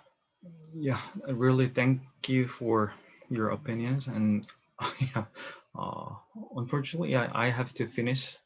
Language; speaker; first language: English; non-native, learner; Korean